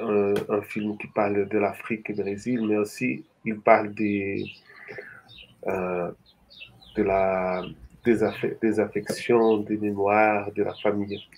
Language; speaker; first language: French; non-native, fluent; Portuguese